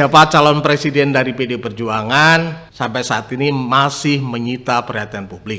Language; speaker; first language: Indonesian; native; Indonesian